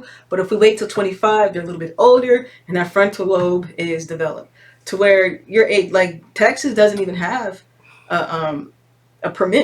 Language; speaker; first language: English; native; English